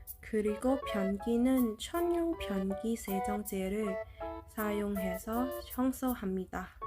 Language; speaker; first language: Korean; non-native, learner; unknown